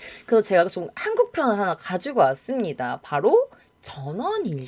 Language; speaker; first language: Korean; native; Korean